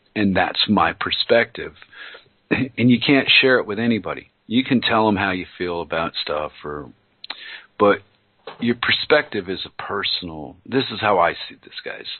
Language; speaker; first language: English; native; English